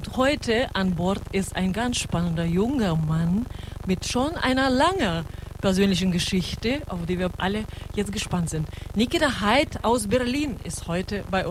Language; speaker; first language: German; non-native, fluent; Russian